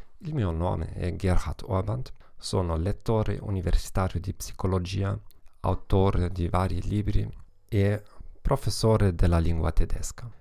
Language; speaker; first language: Italian; non-native, fluent; German